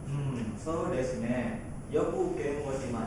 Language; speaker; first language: Japanese; non-native, learner; Indonesian